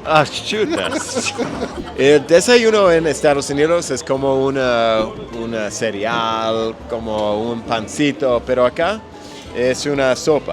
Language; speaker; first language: Spanish; non-native, fluent; English